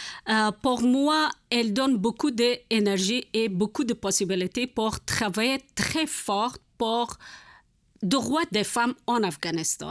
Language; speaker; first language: French; non-native, learner; Persian